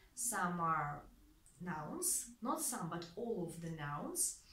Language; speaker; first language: English; non-native, fluent; Russian